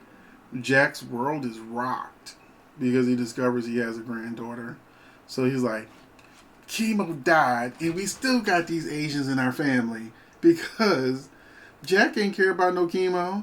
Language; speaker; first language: English; native; English